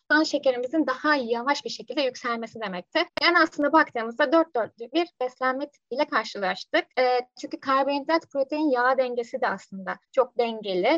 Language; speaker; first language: Turkish; native; Turkish